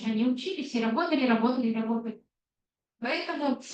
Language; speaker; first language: Russian; non-native, fluent; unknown